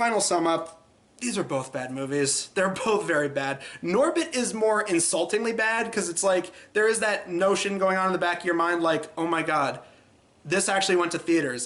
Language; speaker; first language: English; native; English